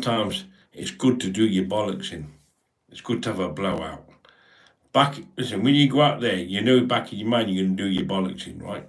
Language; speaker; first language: English; native; English